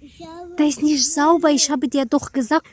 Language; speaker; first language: German; non-native, fluent; Tajik